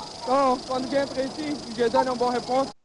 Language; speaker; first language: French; non-native, learner; Portuguese